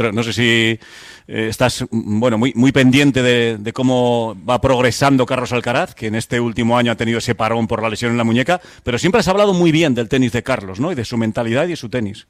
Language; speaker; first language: Spanish; native; Spanish